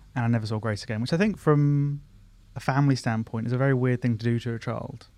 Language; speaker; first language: English; native; English